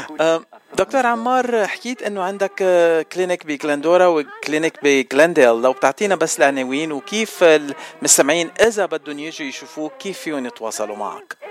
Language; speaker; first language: Arabic; native; Arabic